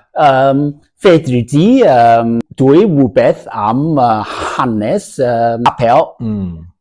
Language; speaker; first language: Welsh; non-native, learner; Cantonese